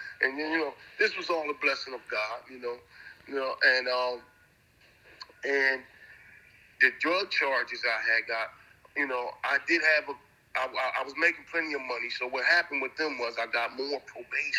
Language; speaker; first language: English; native; English